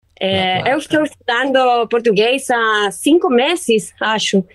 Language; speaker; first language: Portuguese; non-native, learner; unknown